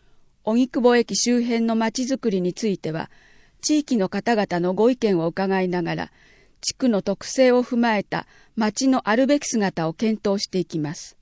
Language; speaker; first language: Japanese; native; Japanese